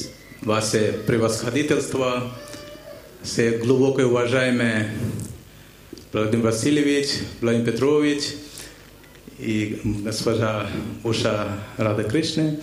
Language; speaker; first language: Russian; non-native, fluent; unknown